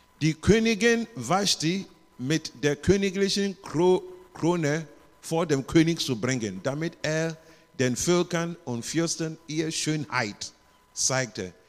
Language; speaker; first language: German; non-native, learner; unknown